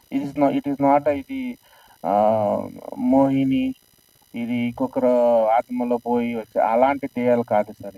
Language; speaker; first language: Telugu; non-native, local second language; Hindi